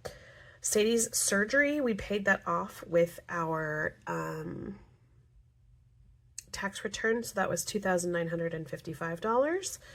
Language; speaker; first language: English; native; English